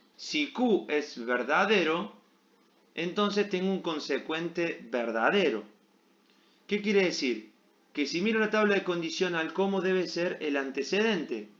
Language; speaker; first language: Spanish; native; Spanish